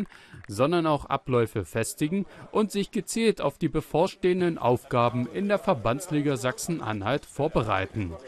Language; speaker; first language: German; native; German